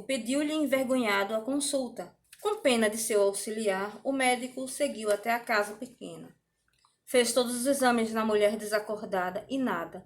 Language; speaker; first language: Portuguese; native; Portuguese